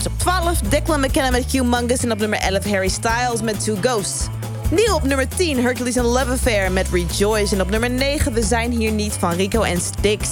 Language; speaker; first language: Dutch; native; Dutch